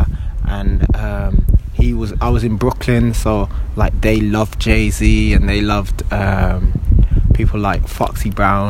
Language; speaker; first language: English; native; English